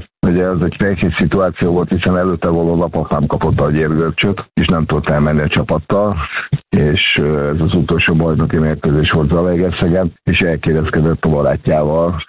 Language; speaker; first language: Hungarian; native; Hungarian